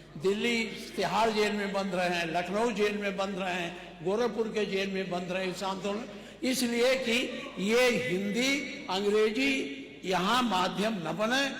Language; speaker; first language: Hindi; native; Hindi